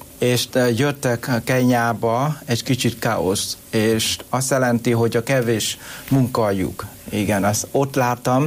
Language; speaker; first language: Hungarian; non-native, learner; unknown